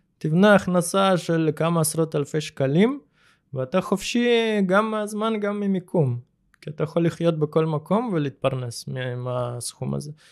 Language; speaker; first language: Hebrew; early bilingual, other home language; Russian